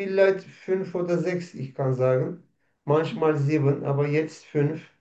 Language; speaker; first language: German; non-native, learner; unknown